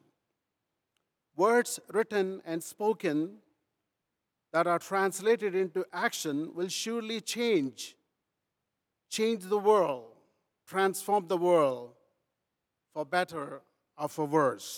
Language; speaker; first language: English; non-native, local second language; Telugu